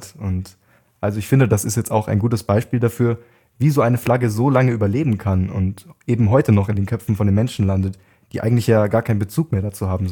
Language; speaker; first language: German; native; German